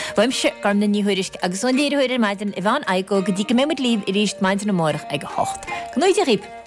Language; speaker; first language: Irish; native; Irish